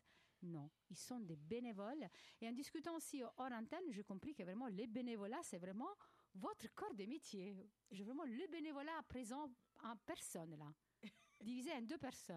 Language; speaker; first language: French; native; French